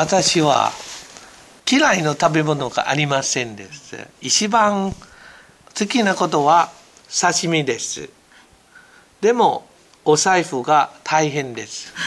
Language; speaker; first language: Japanese; non-native, learner; Thai